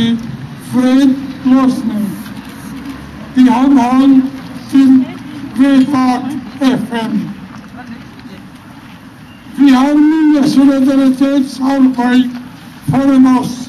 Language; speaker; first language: Norwegian; non-native, fluent; Arabic